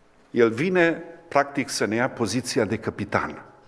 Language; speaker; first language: Romanian; native; Romanian